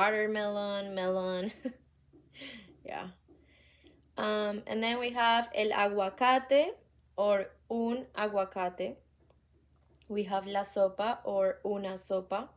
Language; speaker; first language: Spanish; non-native, fluent; English